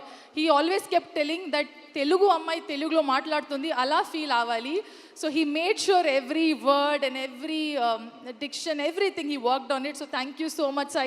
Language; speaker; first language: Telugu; non-native, learner; Kannada